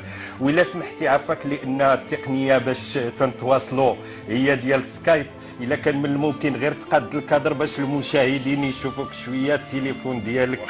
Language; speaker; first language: Arabic; native; Arabic